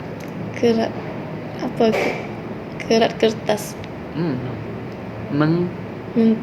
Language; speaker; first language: Indonesian; non-native, learner; Malay